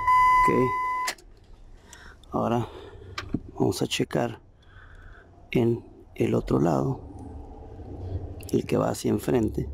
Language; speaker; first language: Spanish; native; Spanish